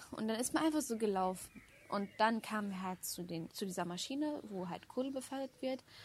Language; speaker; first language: German; native; German